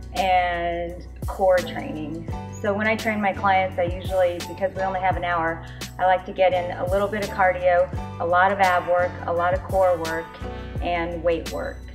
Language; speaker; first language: English; native; English